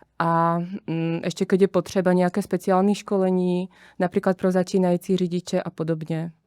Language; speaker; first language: Czech; non-native, fluent; Slovak